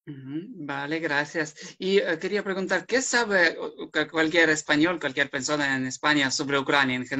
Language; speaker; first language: Spanish; non-native, fluent; Ukrainian